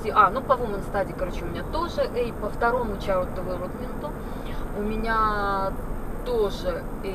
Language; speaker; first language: Russian; native; Russian